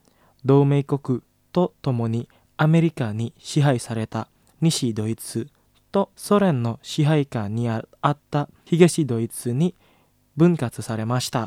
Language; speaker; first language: Japanese; non-native, fluent; Indonesian